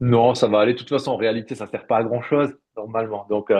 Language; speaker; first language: French; native; French